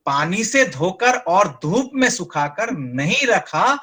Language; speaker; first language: Hindi; non-native, local second language; Bangla